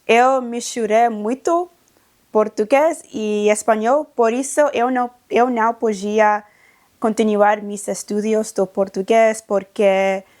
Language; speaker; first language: Portuguese; non-native, learner; English